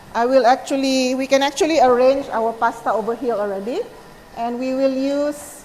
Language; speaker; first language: English; non-native, local second language; Malay